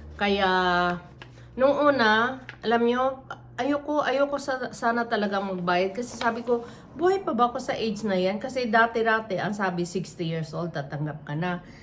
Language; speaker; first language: Filipino; native; Filipino